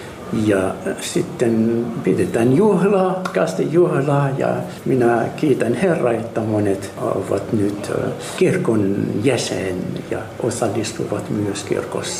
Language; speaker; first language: Finnish; non-native, learner; Arabic